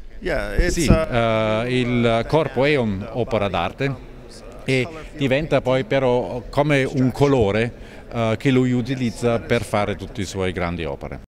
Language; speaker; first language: Italian; non-native, fluent; German